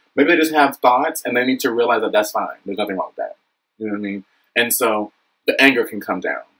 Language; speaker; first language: English; native; English